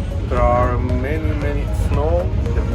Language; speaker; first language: English; non-native, learner; Persian